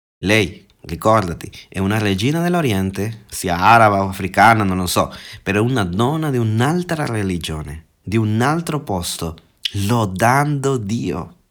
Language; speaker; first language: Italian; non-native, fluent; Spanish